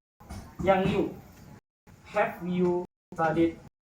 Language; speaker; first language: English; non-native, learner; Indonesian